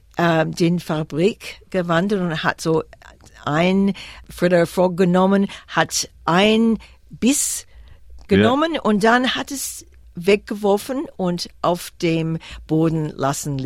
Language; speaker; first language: German; non-native, fluent; English